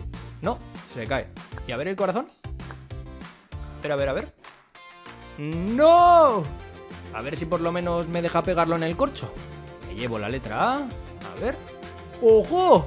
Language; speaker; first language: Spanish; native; Spanish